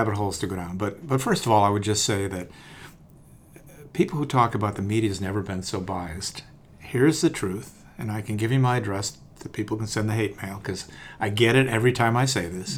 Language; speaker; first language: English; native; English